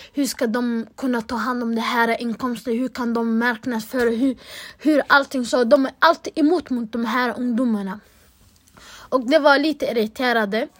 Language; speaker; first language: Swedish; early bilingual, other home language; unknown